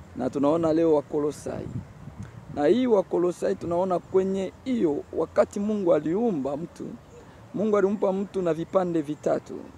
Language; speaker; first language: Swahili; native; Swahili